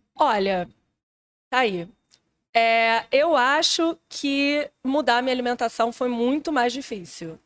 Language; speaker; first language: Portuguese; native; Portuguese